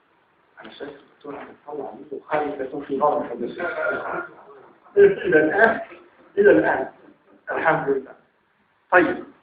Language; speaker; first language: Arabic; native; Arabic